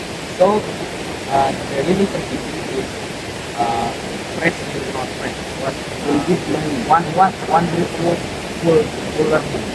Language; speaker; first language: English; non-native, learner; Indonesian